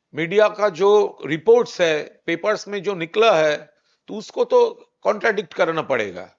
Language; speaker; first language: Hindi; non-native, local second language; Bangla